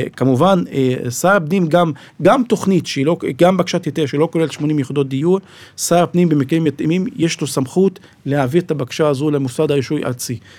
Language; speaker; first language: Hebrew; non-native, local second language; Arabic